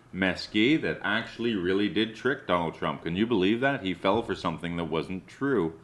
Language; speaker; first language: English; early bilingual, other home language; French